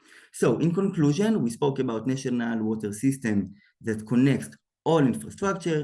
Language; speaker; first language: English; non-native, fluent; Hebrew